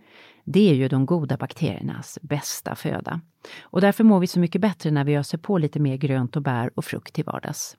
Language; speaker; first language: Swedish; native; Swedish